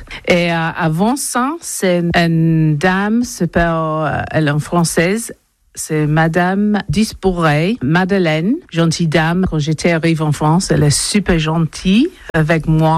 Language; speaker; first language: French; non-native, learner; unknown